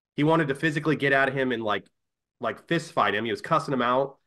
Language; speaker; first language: English; native; English